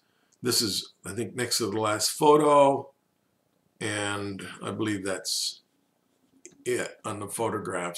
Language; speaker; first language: English; native; English